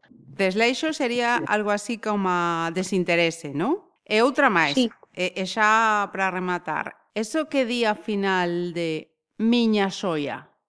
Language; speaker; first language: Galician; native; Galician